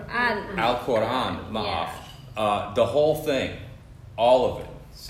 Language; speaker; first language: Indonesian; non-native, learner; English